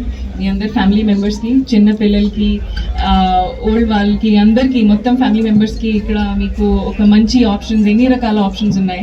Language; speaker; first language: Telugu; non-native, learner; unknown